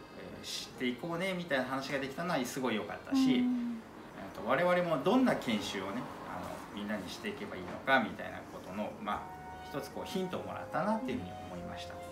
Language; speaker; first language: Japanese; native; Japanese